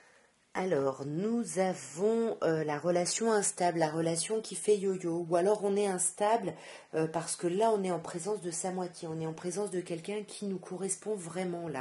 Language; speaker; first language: French; native; French